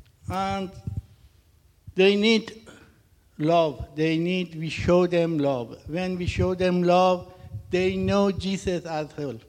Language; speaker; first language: English; non-native, learner; Persian